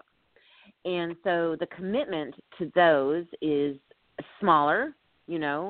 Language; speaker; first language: English; native; English